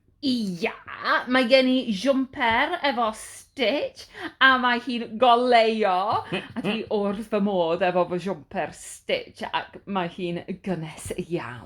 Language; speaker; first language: Welsh; non-native, learner; English